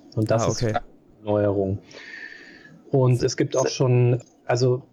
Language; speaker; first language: German; native; German